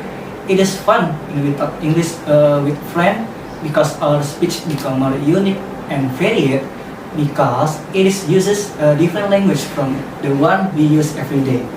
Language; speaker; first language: English; non-native, learner; Indonesian